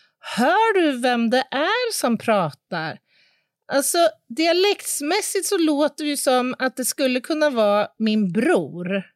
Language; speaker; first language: Swedish; native; Swedish